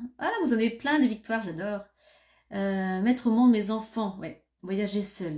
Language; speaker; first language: French; native; French